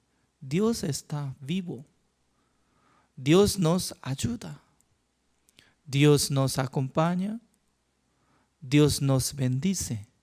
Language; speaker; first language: Spanish; non-native, learner; Korean